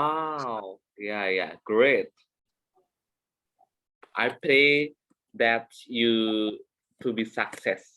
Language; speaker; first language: English; non-native, learner; Indonesian